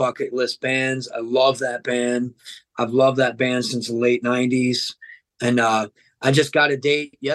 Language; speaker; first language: English; native; English